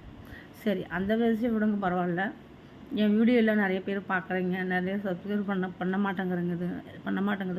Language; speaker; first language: Tamil; non-native, learner; Malayalam